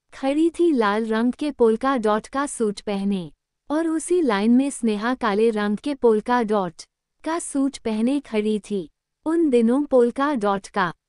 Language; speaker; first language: Hindi; native; Hindi